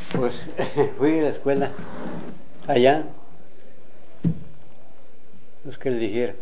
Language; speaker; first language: Spanish; native; Spanish